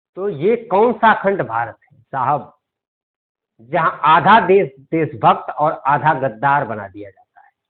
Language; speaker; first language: Hindi; native; Hindi